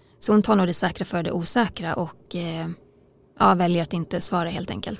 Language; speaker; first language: Swedish; native; Swedish